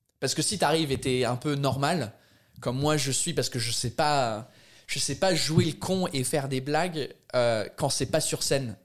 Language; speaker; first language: French; non-native, fluent; English